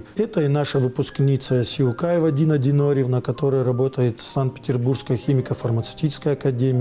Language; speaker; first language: Russian; native; Russian